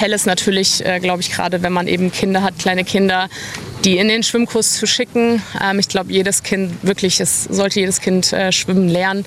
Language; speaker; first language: German; native; German